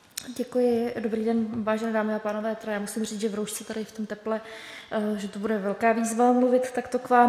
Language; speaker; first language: Czech; native; Czech